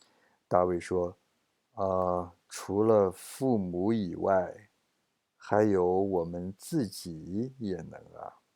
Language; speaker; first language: Chinese; non-native, fluent; English